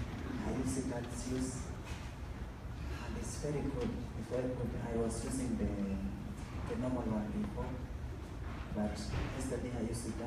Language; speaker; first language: English; non-native, learner; Kalenjin